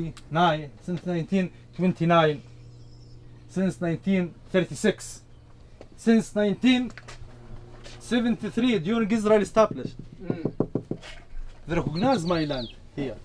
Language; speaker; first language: English; non-native, learner; Arabic